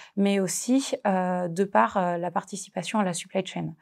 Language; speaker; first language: French; native; French